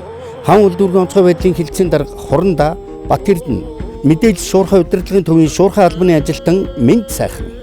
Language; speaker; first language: Mongolian; native; Mongolian